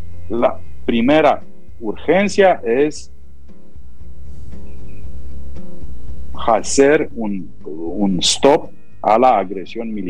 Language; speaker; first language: Spanish; non-native, fluent; Romanian